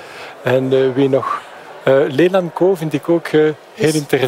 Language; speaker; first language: Dutch; non-native, fluent; French